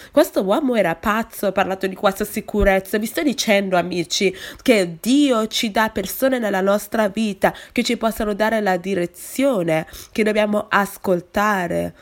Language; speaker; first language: Italian; non-native, fluent; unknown